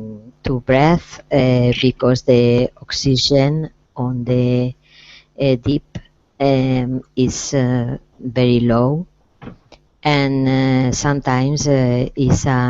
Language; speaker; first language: English; non-native, learner; Spanish